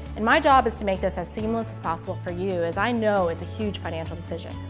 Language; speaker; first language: English; native; English